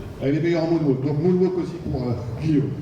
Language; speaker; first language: French; native; French